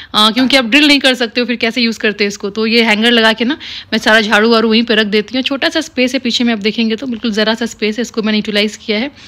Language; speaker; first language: Hindi; native; Hindi